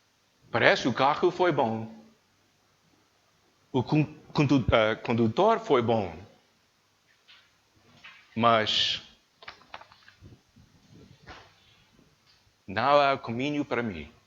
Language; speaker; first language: Portuguese; non-native, learner; English